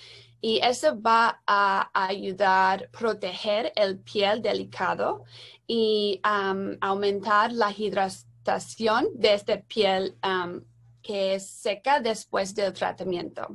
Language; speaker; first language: Spanish; non-native, learner; English